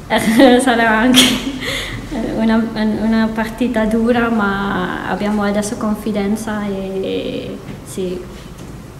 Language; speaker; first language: Italian; non-native, fluent; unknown